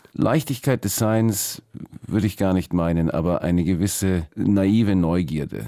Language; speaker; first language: German; early bilingual, heritage; German